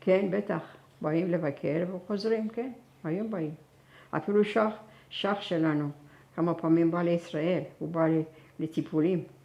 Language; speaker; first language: Hebrew; non-native, fluent; Persian